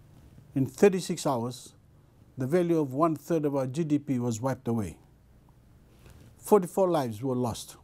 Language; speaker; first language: English; non-native, local second language; Fijian